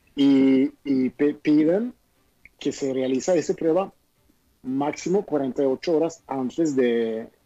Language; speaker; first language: Spanish; non-native, fluent; Swedish